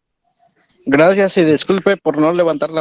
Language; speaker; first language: Spanish; native; Spanish